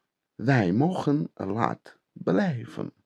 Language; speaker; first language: Dutch; non-native, learner; Turkish